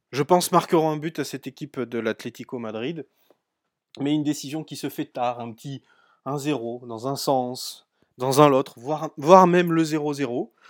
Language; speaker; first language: French; native; French